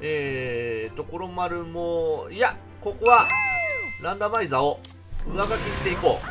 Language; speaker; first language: Japanese; native; Japanese